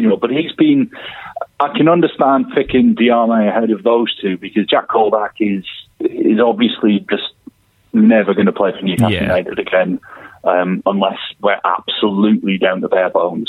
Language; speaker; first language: English; native; English